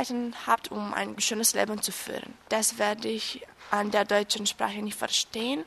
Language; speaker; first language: German; non-native, fluent; Romanian